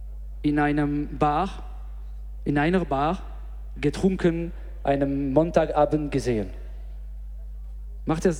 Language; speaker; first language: German; non-native, learner; English